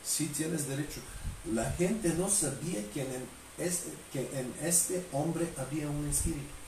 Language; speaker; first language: Spanish; non-native, fluent; Bulgarian